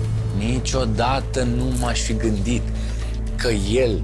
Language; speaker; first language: Romanian; native; Romanian